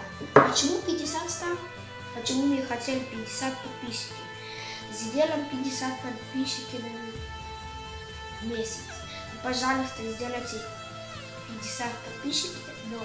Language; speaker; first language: Russian; early bilingual, heritage; Russian